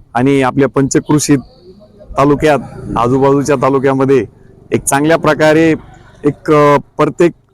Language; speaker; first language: Marathi; native; Marathi